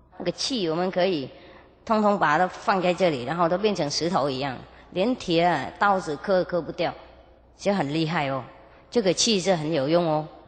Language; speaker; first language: Chinese; non-native, fluent; Vietnamese